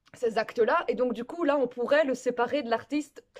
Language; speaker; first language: French; native; French